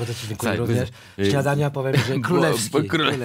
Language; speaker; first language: Polish; non-native, fluent; French